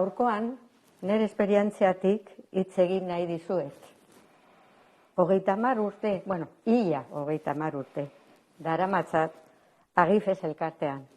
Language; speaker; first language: Basque; non-native, local second language; Spanish